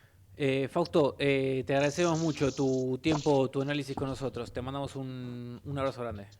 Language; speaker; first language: Spanish; native; Spanish